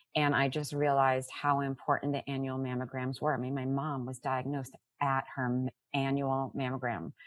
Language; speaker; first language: English; native; English